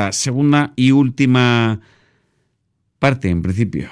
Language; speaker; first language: Spanish; native; Spanish